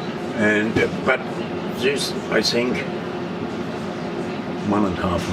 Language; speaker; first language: English; non-native, learner; German